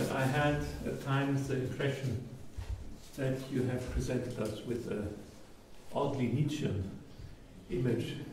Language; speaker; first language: English; non-native, fluent; German